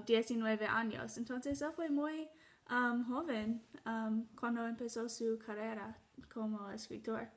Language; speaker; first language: Spanish; non-native, learner; English